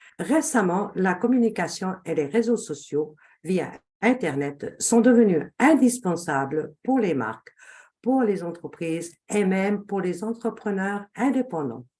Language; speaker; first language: French; non-native, fluent; Spanish